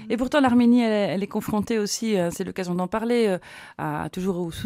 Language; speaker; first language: French; native; French